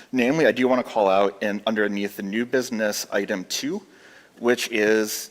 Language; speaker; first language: English; native; English